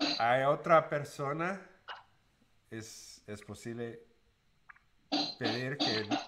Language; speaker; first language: Spanish; non-native, learner; English